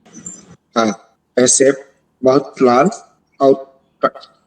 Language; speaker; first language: Hindi; non-native, learner; Telugu